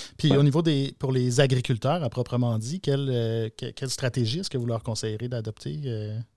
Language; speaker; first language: French; native; French